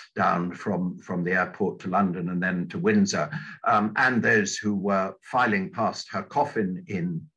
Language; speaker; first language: English; native; English